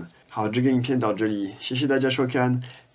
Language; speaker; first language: Chinese; non-native, fluent; French